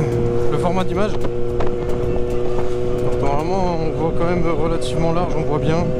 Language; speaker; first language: French; native; French